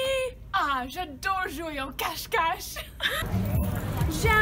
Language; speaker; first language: French; non-native, learner; English